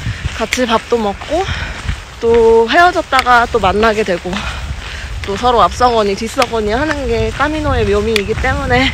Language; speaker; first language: Korean; native; Korean